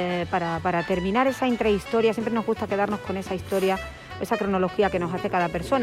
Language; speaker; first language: Spanish; native; Spanish